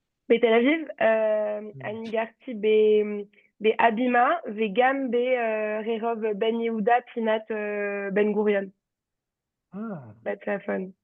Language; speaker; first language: Hebrew; non-native, learner; French